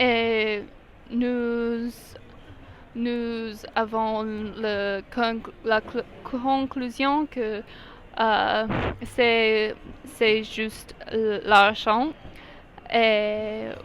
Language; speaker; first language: French; non-native, learner; English